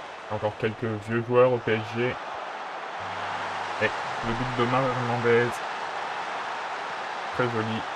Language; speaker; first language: French; native; French